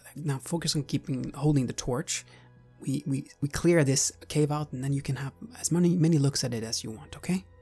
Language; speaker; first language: English; non-native, fluent; Swedish